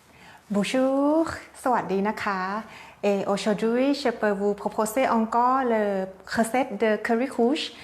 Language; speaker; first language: French; non-native, learner; Thai